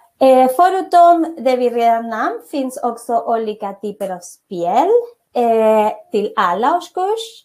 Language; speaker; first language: Swedish; non-native, fluent; Spanish